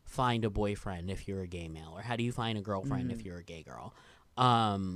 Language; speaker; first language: English; native; English